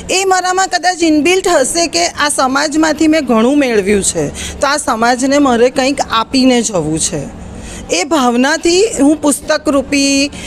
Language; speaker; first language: Gujarati; native; Gujarati